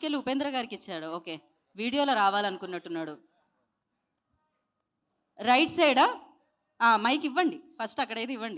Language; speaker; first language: Telugu; native; Telugu